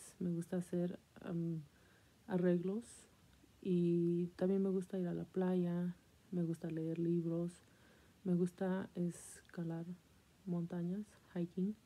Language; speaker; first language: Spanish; early bilingual, heritage; Spanish